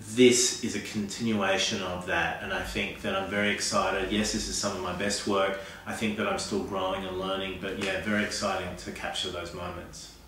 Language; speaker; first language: English; native; English